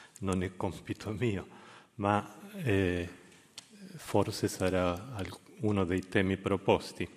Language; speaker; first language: Italian; non-native, fluent; Spanish